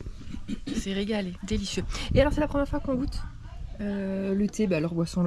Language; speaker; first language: French; native; French